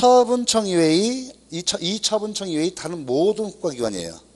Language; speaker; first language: Korean; native; Korean